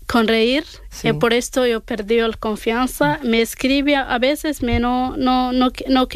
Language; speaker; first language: Spanish; non-native, learner; Arabic